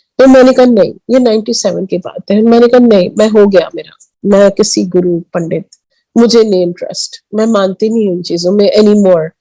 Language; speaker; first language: Hindi; early bilingual, heritage; Hindi